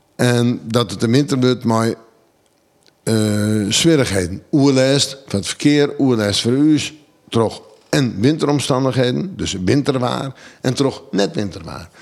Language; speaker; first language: Dutch; non-native, local second language; Western Frisian